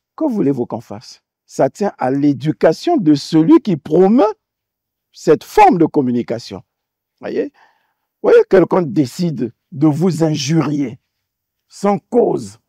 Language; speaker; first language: French; native; French